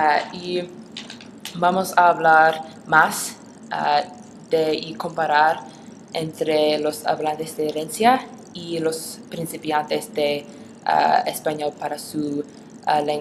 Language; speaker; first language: Spanish; non-native, learner; English